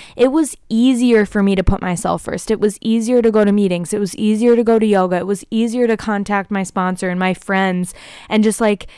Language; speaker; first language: English; native; English